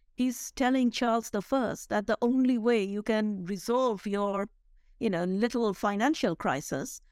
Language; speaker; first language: English; non-native, local second language; Bangla